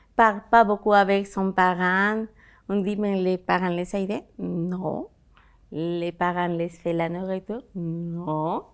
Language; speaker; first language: French; non-native, fluent; Spanish